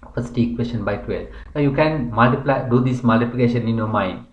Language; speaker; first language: English; non-native, local second language; Sinhala